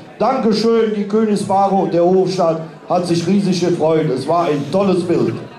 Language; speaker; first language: German; native; German